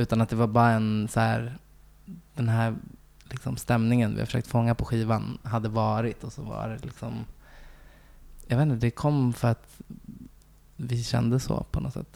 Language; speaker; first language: Swedish; native; Swedish